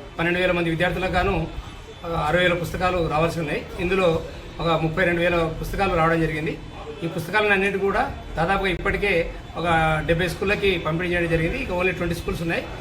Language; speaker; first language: Telugu; native; Telugu